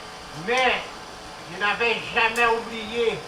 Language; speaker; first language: French; non-native, local second language; Haitian Creole